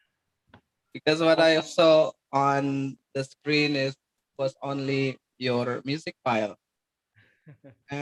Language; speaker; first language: English; non-native, fluent; Indonesian